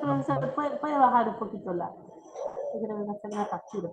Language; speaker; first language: Spanish; native; Spanish